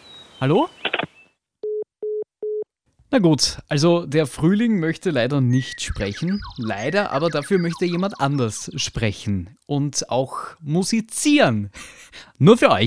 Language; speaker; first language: German; native; German